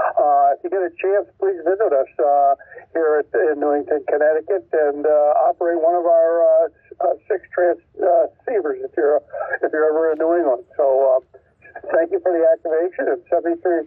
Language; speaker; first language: English; native; English